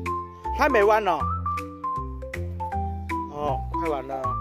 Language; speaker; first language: Chinese; non-native, fluent; Filipino